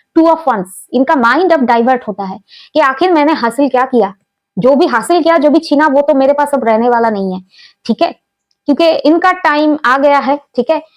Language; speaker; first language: Hindi; non-native, local second language; Bangla